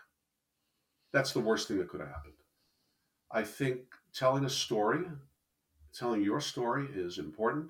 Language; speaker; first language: English; native; English